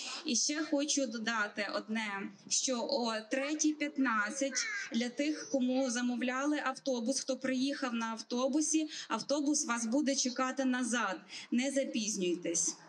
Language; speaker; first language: Ukrainian; native; Ukrainian